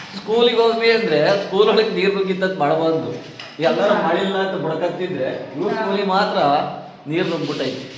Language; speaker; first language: Kannada; native; Kannada